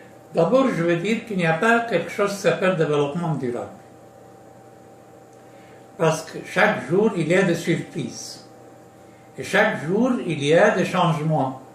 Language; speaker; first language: French; non-native, local second language; Arabic